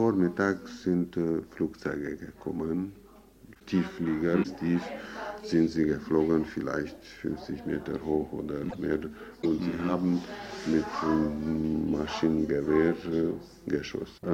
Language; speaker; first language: German; non-native, fluent; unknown